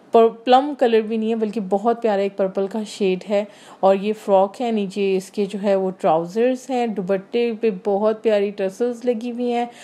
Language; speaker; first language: Urdu; native; Urdu